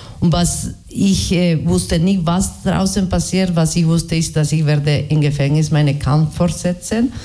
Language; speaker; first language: German; non-native, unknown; Basque